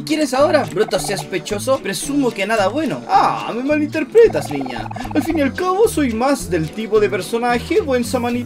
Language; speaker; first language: Spanish; native; Spanish